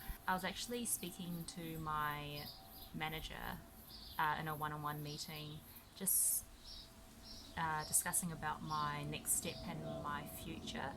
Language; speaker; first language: English; early bilingual, other home language; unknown